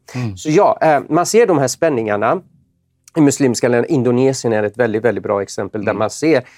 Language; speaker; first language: Swedish; non-native, fluent; Persian